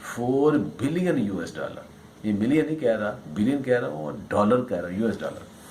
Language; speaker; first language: Urdu; non-native, local second language; Punjabi